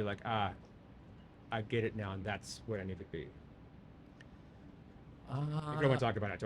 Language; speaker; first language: English; native; English